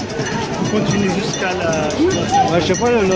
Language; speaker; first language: French; native; French